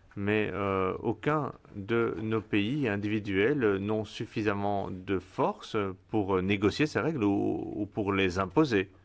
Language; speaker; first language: French; non-native, fluent; Spanish